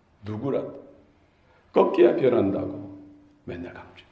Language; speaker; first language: Korean; native; Korean